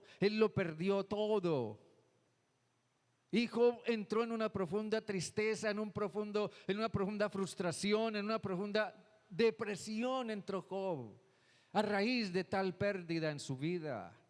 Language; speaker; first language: Spanish; native; Spanish